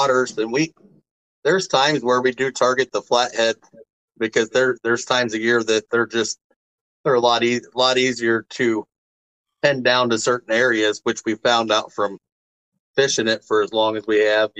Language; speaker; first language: English; native; English